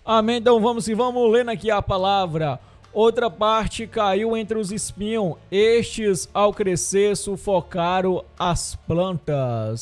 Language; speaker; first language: Portuguese; native; Portuguese